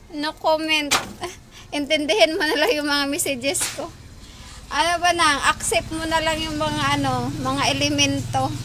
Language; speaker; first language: Filipino; non-native, local second language; Hiligaynon